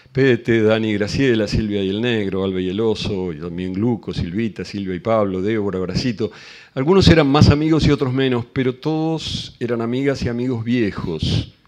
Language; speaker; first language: Spanish; native; Spanish